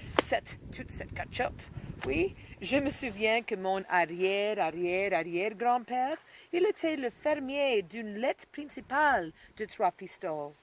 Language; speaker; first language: French; non-native, learner; English